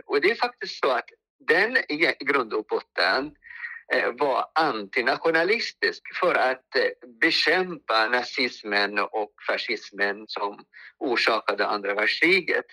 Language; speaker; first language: Swedish; non-native, fluent; Arabic